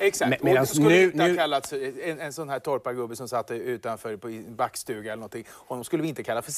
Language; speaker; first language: Swedish; native; Swedish